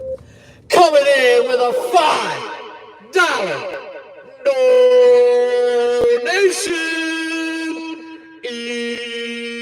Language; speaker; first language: English; native; English